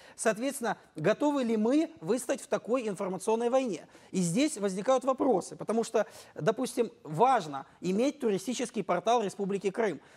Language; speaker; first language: Russian; native; Russian